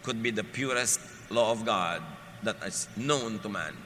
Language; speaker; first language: English; non-native, local second language; Filipino